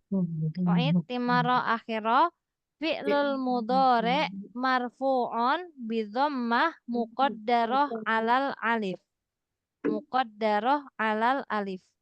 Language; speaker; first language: Arabic; non-native, fluent; Indonesian